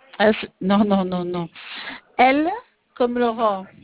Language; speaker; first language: French; non-native, fluent; Italian